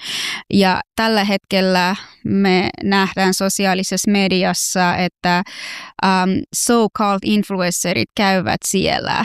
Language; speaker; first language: Finnish; non-native, fluent; Persian